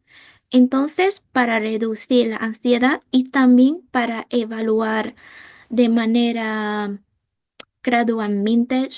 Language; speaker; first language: Spanish; non-native, fluent; Vietnamese